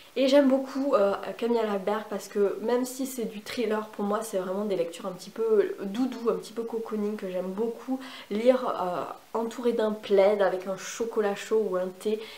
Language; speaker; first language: French; native; French